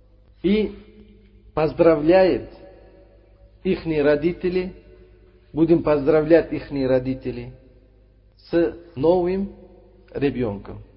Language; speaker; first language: Russian; non-native, fluent; Uzbek